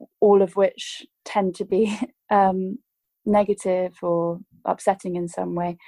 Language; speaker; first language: English; native; English